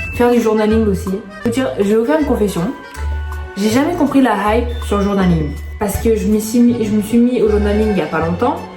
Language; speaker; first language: French; early bilingual, other home language; Arabic